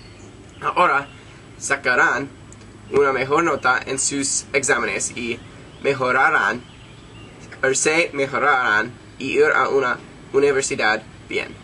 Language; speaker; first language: Spanish; non-native, learner; English